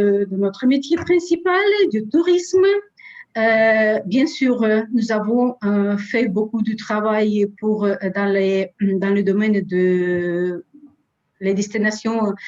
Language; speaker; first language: French; non-native, fluent; Russian